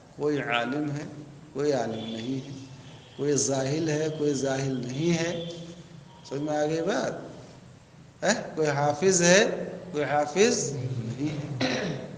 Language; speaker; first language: Urdu; native; Urdu